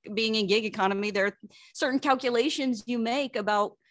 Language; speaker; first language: English; native; English